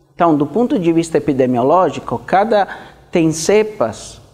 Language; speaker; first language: Portuguese; non-native, fluent; Italian